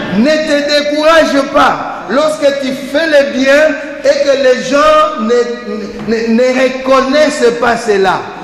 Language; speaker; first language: French; non-native, local second language; Lingala